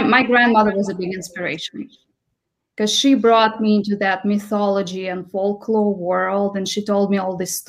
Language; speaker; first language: English; non-native, fluent; Russian